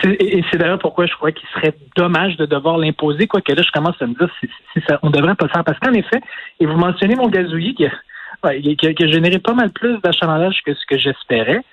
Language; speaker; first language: French; early bilingual, other home language; Portuguese